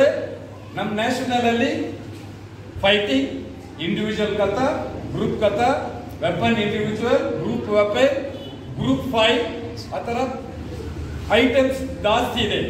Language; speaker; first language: Kannada; non-native, local second language; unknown